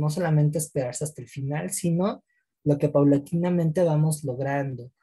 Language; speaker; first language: Spanish; native; Spanish